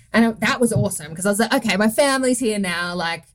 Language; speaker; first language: English; native; English